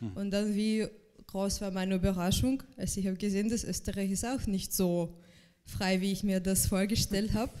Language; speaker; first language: German; non-native, fluent; Russian